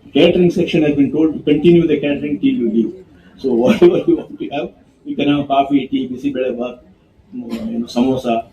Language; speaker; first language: English; non-native, local second language; Kannada